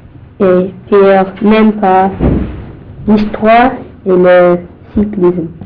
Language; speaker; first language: French; non-native, learner; English